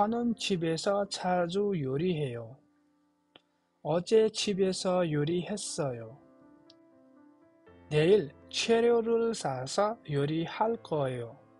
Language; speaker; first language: Korean; non-native, fluent; Nepali